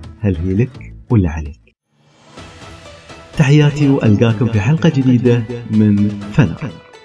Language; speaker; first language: Arabic; native; Arabic